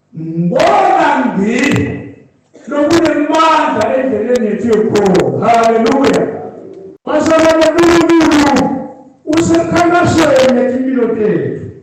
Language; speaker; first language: Zulu; non-native, local second language; Swati